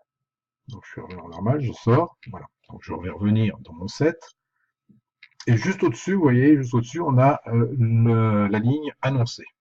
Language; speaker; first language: French; native; French